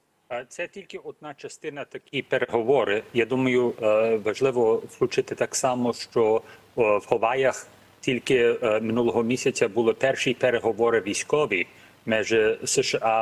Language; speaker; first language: Ukrainian; early bilingual, heritage; Ukrainian